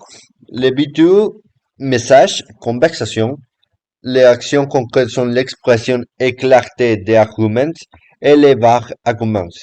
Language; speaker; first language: French; non-native, learner; Spanish